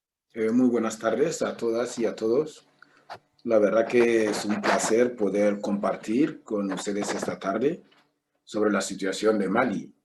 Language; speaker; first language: Spanish; non-native, fluent; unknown